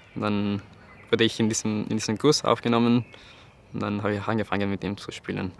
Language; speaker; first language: German; non-native, fluent; Spanish